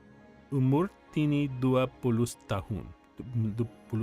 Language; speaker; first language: Indonesian; non-native, learner; English